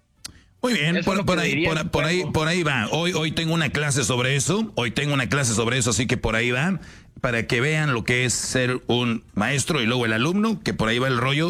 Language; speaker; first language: Spanish; native; Spanish